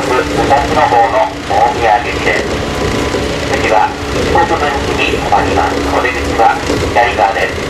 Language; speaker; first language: Japanese; native; Japanese